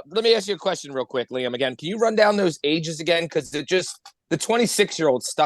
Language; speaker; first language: English; native; English